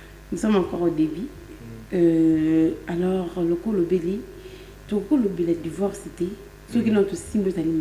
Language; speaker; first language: French; non-native, local second language; Lingala